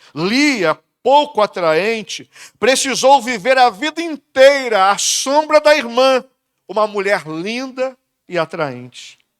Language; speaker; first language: Portuguese; native; Portuguese